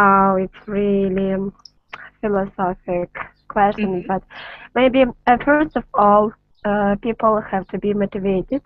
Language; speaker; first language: English; non-native, learner; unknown